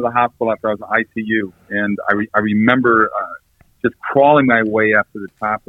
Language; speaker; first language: English; native; English